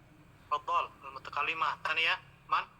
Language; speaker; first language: Arabic; non-native, fluent; Indonesian